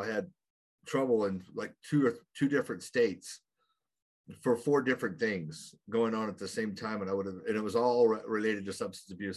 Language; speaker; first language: English; native; English